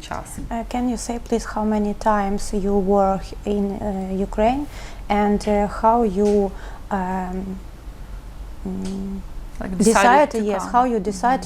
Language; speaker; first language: English; non-native, learner; Ukrainian